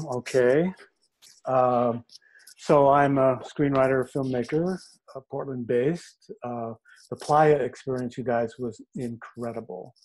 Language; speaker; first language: English; native; English